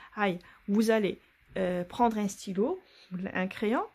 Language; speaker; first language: French; non-native, local second language; Arabic